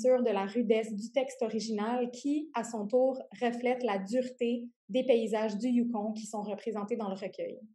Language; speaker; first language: French; native; French